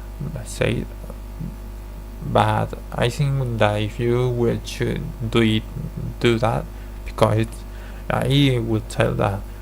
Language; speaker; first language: English; non-native, learner; Spanish